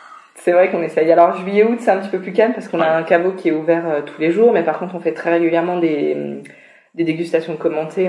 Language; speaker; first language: French; native; French